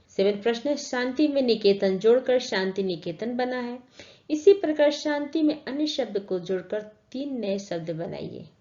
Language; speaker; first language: Hindi; native; Hindi